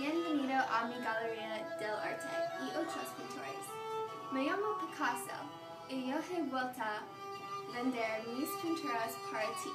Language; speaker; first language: Spanish; non-native, learner; English